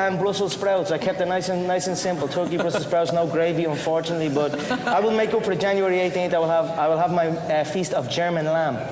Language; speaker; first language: English; native; English